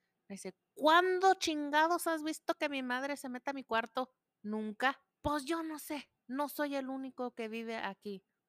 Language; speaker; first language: Spanish; early bilingual, heritage; Spanish